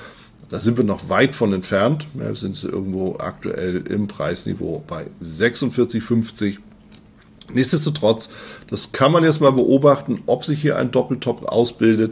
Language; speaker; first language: German; native; German